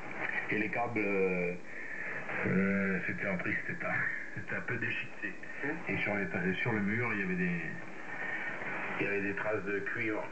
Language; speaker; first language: French; native; French